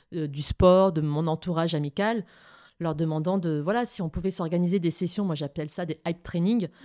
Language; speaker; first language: French; native; French